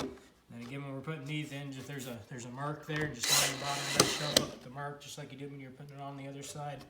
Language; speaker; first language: English; native; English